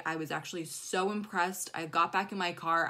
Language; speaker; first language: English; native; English